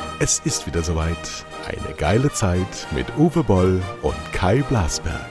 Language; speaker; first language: German; native; German